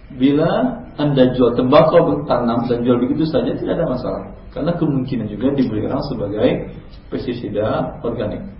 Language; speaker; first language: Indonesian; non-native, local second language; Minangkabau